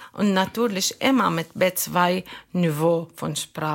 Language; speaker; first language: German; non-native, learner; Arabic